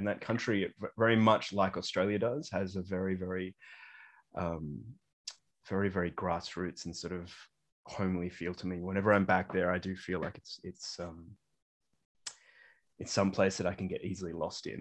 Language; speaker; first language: English; native; English